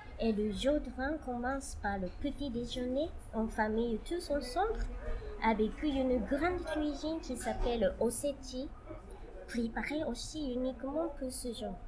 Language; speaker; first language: French; non-native, fluent; Japanese